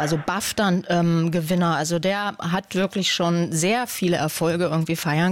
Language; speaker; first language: German; native; German